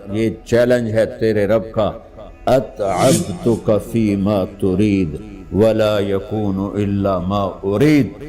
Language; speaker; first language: Urdu; non-native, local second language; Punjabi